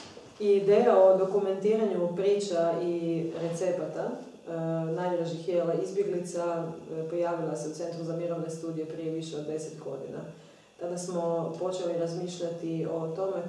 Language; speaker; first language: Croatian; native; Croatian